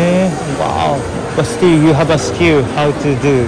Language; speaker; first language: English; non-native, learner; Japanese